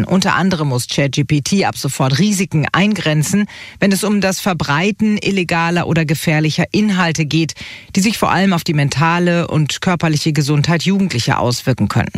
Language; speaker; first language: German; native; German